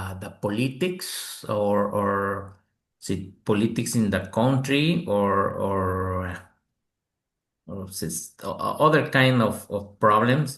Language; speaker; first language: English; non-native, learner; Spanish